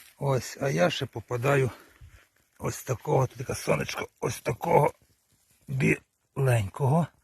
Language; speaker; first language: Ukrainian; native; Ukrainian